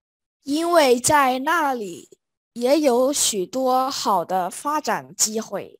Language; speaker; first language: Chinese; non-native, fluent; Vietnamese